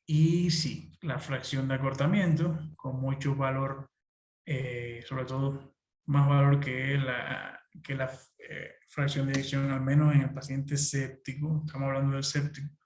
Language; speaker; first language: Spanish; native; Spanish